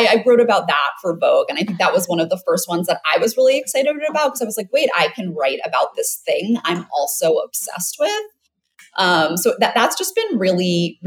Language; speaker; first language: English; native; English